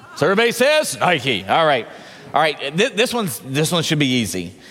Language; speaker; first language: English; native; English